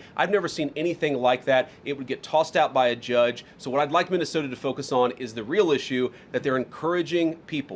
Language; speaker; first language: English; native; English